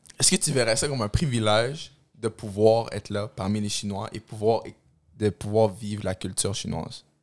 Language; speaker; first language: French; early bilingual, other home language; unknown